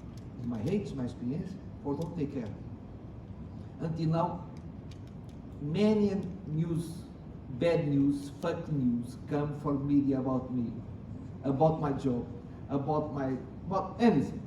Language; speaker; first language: English; non-native, learner; Portuguese